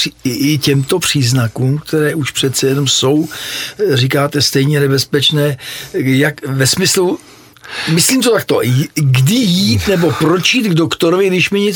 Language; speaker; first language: Czech; native; Czech